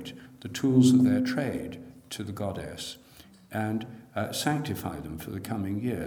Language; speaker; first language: English; native; English